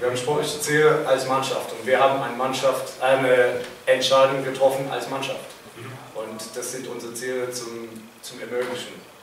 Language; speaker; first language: German; non-native, fluent; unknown